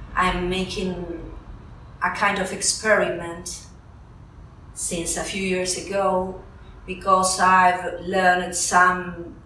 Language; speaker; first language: English; non-native, fluent; Spanish